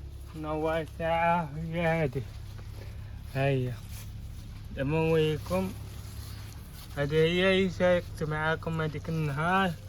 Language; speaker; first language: Arabic; native; Arabic